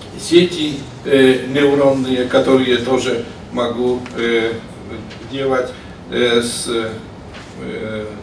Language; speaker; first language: Russian; non-native, learner; Polish